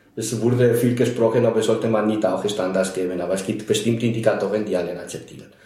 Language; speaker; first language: German; non-native, fluent; Spanish